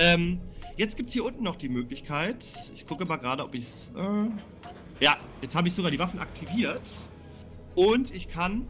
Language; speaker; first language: German; native; German